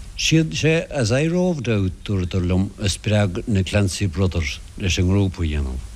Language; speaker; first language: Irish; non-native, local second language; English